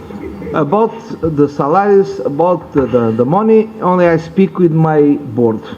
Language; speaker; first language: English; non-native, learner; Portuguese